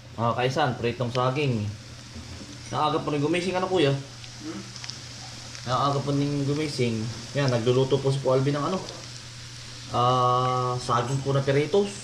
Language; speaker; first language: Filipino; native; Filipino